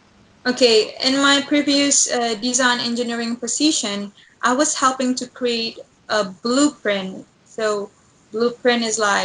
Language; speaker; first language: English; non-native, learner; Indonesian